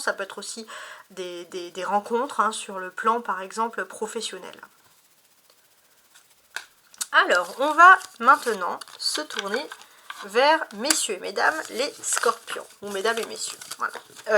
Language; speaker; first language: French; native; French